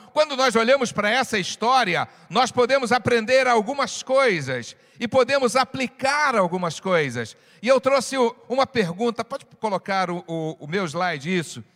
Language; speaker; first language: Portuguese; native; Portuguese